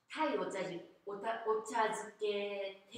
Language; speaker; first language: Japanese; non-native, fluent; Korean